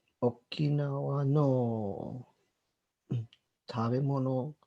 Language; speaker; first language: Japanese; non-native, learner; English